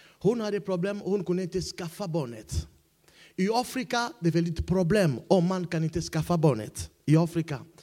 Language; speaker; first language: Swedish; non-native, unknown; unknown